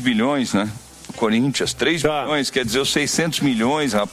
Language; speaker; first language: Portuguese; native; Portuguese